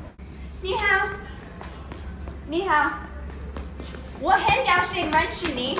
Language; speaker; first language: Chinese; non-native, learner; English